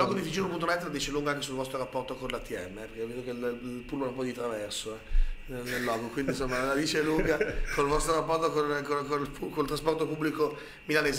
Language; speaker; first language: Italian; native; Italian